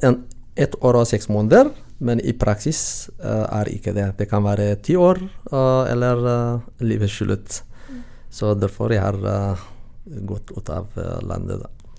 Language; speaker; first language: Norwegian; non-native, learner; Tigrinya